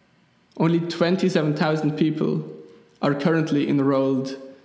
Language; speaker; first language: English; non-native, fluent; German